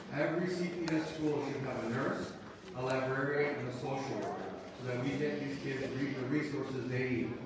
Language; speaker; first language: English; early bilingual, other home language; Spanish